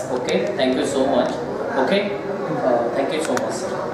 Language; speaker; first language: Hindi; non-native, local second language; Kannada